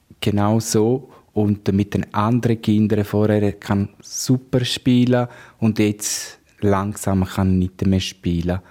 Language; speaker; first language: German; non-native, learner; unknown